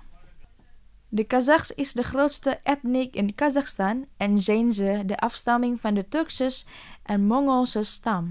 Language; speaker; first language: Dutch; non-native, fluent; Indonesian